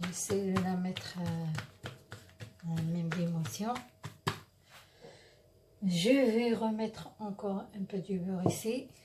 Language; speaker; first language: French; non-native, local second language; Arabic